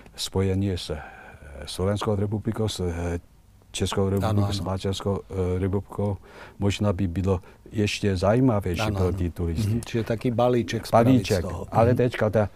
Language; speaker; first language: Czech; non-native, fluent; Chinese